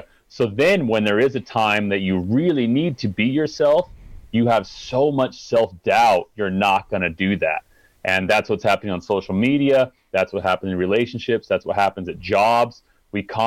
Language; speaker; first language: English; native; English